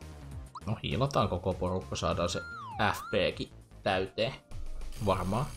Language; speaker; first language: Finnish; native; Finnish